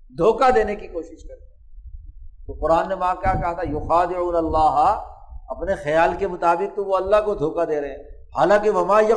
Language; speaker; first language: Urdu; non-native, local second language; Punjabi